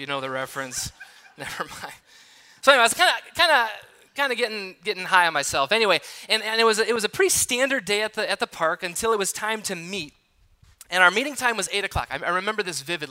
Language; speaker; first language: English; native; English